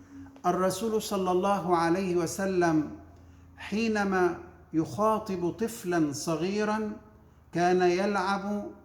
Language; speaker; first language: Arabic; native; Arabic